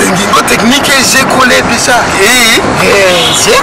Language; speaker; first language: French; non-native, learner; Rundi